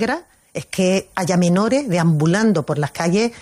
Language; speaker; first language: Spanish; native; Spanish